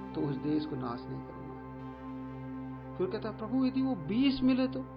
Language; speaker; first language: Hindi; native; Hindi